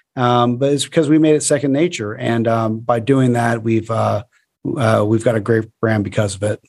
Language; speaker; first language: English; native; English